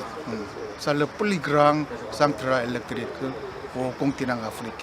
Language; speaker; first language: French; non-native, learner; Korean